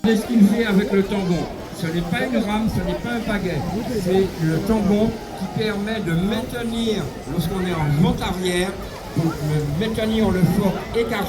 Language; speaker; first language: French; native; French